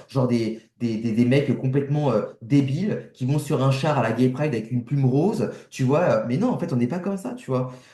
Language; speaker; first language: French; native; French